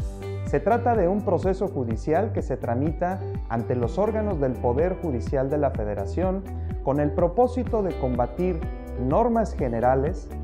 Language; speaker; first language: Spanish; native; Spanish